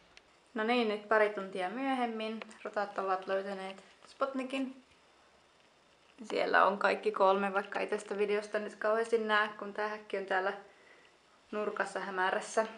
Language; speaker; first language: Finnish; native; Finnish